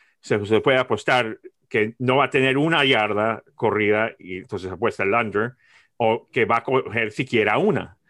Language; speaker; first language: Spanish; early bilingual, heritage; Spanish